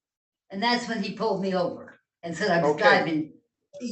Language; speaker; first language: English; native; English